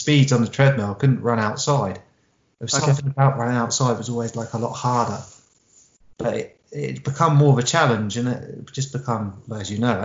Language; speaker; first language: English; native; English